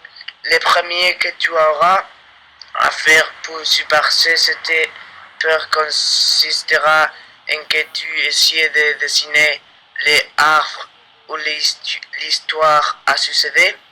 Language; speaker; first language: French; non-native, learner; Spanish